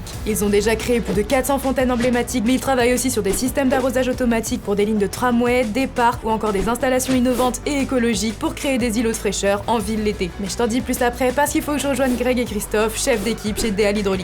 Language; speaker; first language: French; native; French